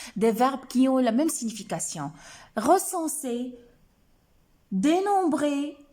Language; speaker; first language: French; non-native, local second language; Arabic